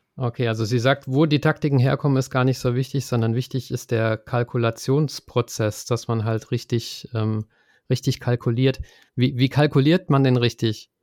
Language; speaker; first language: German; native; German